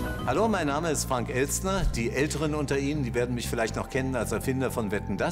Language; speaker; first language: German; native; German